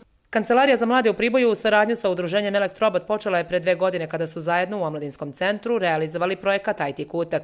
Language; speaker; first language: Bosnian; native; Bosnian